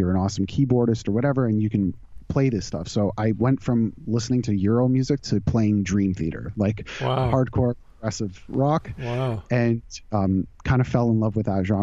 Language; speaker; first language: English; native; English